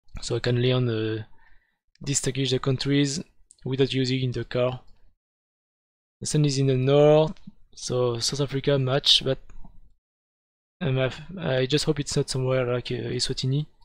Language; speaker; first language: English; non-native, fluent; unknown